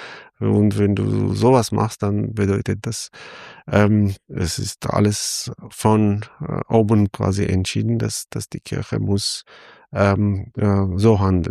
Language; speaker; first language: German; non-native, fluent; Armenian